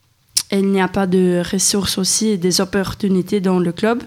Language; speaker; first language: French; non-native, fluent; Swedish